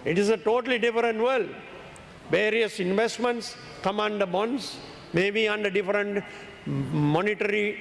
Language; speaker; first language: English; non-native, local second language; Sinhala